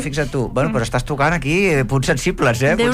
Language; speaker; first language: Catalan; native; Catalan